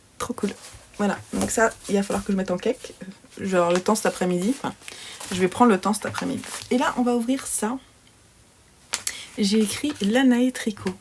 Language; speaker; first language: French; native; French